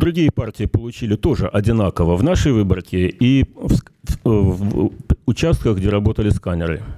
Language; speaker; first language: Russian; native; Russian